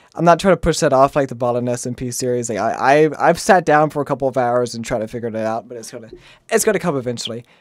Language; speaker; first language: English; native; English